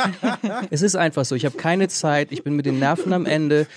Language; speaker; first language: German; native; German